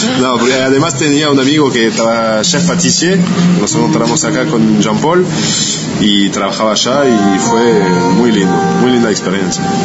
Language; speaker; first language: Spanish; non-native, fluent; French